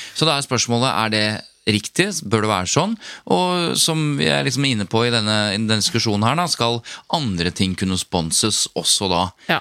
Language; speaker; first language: Norwegian; native; Norwegian